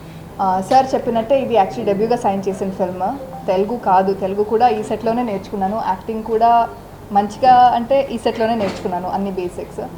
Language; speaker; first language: Telugu; non-native, fluent; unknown